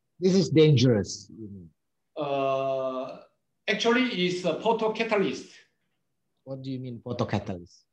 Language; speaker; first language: English; non-native, learner; Korean